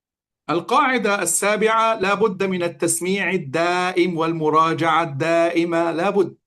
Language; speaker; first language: Arabic; native; Arabic